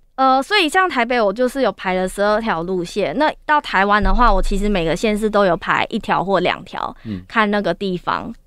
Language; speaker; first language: Chinese; native; Chinese